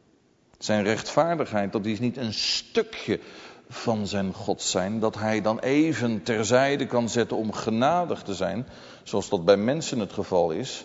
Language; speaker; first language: Dutch; native; Dutch